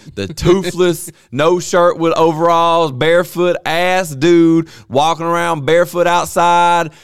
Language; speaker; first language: English; native; English